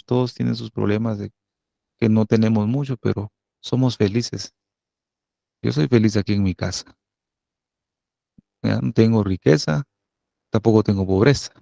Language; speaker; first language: Spanish; native; Spanish